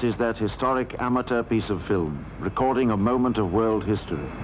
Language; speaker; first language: English; native; English